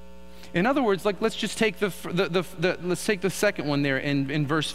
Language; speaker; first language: English; native; English